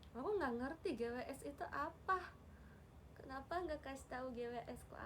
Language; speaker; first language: Indonesian; non-native, learner; Japanese